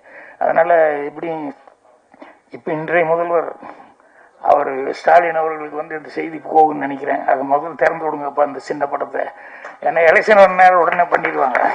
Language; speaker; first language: Tamil; native; Tamil